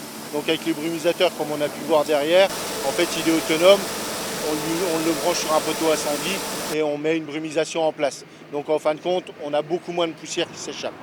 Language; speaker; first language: French; native; French